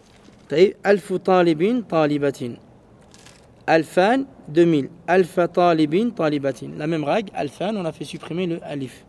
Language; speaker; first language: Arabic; non-native, fluent; French